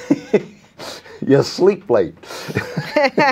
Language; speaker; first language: English; native; English